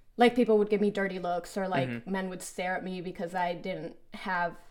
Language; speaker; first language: English; early bilingual, other home language; Spanish